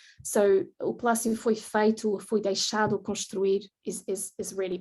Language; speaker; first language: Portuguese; non-native, fluent; English